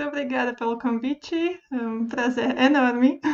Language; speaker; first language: Portuguese; non-native, fluent; Slovak